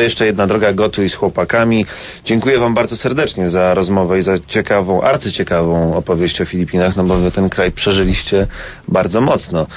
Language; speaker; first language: Polish; native; Polish